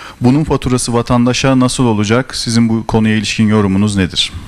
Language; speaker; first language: Turkish; native; Turkish